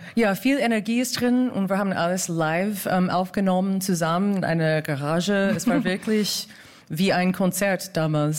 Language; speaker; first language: German; non-native, fluent; English